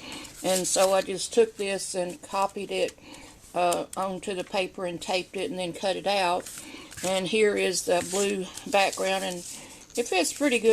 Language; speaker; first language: English; native; English